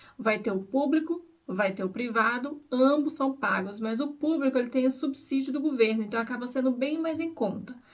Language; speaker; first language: Portuguese; early bilingual, heritage; Portuguese